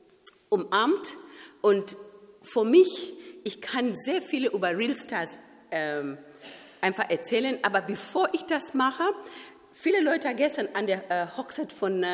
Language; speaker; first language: German; non-native, fluent; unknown